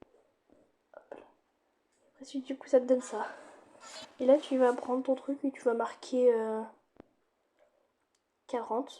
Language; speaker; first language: French; native; French